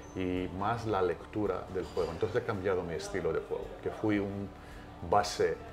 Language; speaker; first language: Spanish; non-native, fluent; Greek